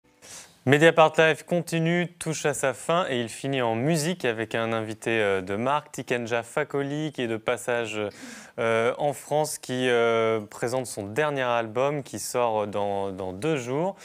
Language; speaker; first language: French; native; French